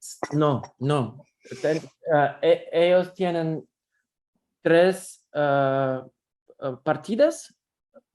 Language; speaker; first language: Spanish; non-native, learner; Russian